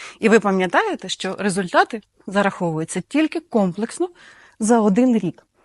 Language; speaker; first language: Ukrainian; native; Ukrainian